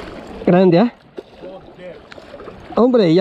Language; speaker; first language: Spanish; non-native, learner; Portuguese